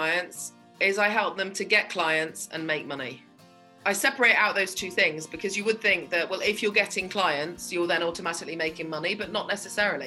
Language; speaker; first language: English; native; English